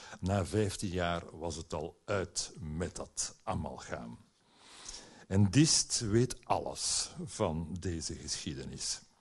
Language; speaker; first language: Dutch; native; Dutch